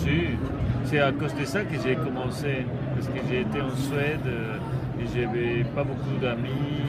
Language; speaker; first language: French; non-native, fluent; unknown